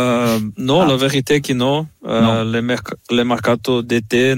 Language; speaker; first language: French; non-native, fluent; Portuguese